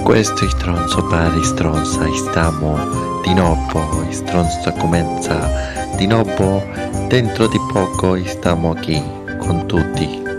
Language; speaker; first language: Italian; non-native, learner; Spanish